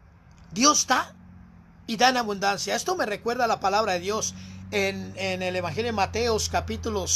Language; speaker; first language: Spanish; native; Spanish